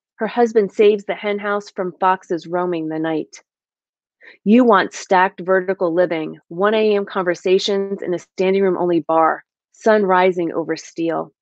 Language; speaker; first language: English; native; English